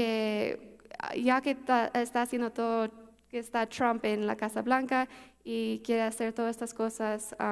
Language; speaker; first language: Spanish; early bilingual, heritage; Spanish